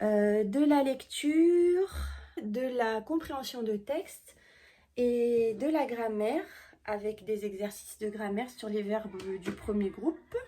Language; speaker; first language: French; native; French